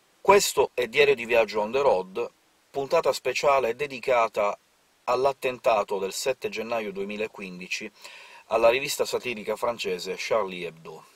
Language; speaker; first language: Italian; native; Italian